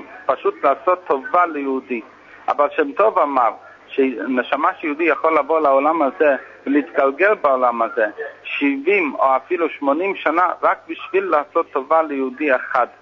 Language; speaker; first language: Hebrew; non-native, fluent; English